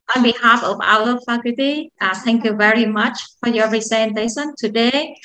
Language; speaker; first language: English; non-native, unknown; Vietnamese